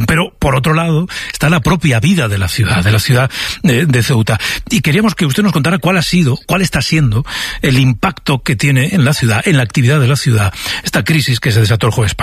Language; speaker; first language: Spanish; native; Spanish